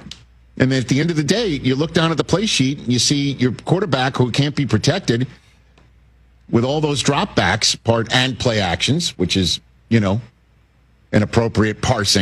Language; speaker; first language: English; native; English